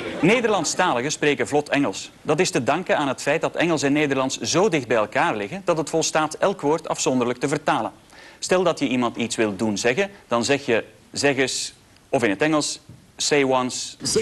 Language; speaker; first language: Dutch; native; Dutch